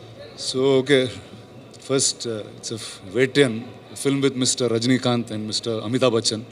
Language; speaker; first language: Tamil; non-native, learner; Telugu